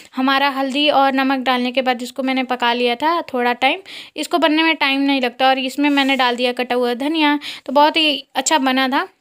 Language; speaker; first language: Hindi; non-native, local second language; Bhojpuri